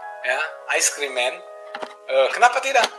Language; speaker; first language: Indonesian; non-native, fluent; Hebrew